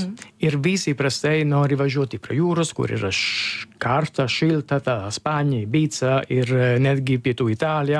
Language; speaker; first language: Lithuanian; non-native, learner; Italian